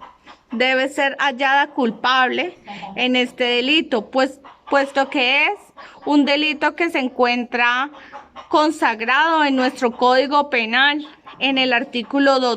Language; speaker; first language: Spanish; native; Spanish